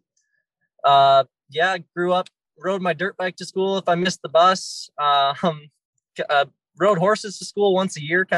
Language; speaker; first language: English; native; English